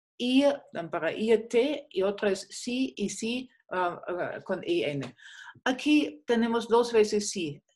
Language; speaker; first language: Spanish; non-native, fluent; German